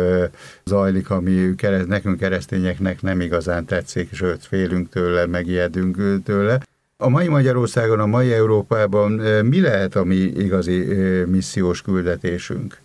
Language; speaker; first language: Hungarian; native; Hungarian